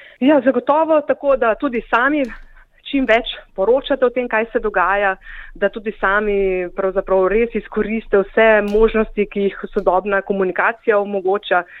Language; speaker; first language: Slovenian; native; Slovenian